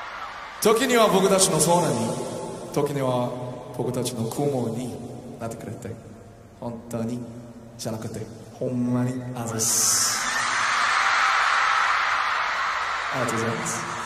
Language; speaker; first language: Japanese; non-native, learner; Korean